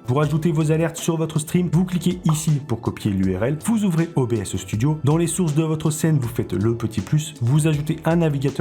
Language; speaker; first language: French; native; French